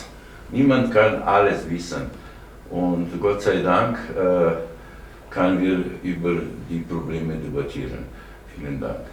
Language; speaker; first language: German; non-native, learner; Slovenian